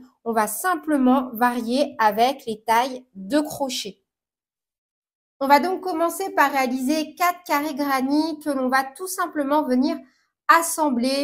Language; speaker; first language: French; native; French